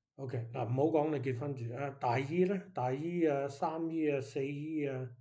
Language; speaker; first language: Cantonese; early bilingual, heritage; Cantonese